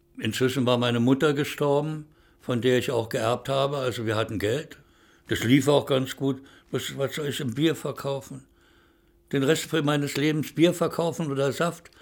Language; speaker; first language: German; native; German